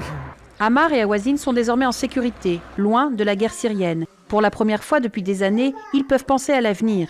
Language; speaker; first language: French; native; French